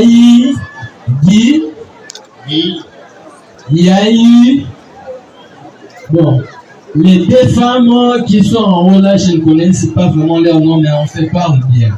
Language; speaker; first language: French; non-native, local second language; Lingala